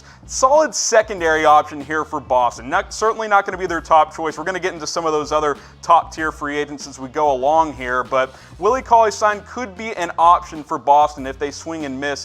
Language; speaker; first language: English; native; English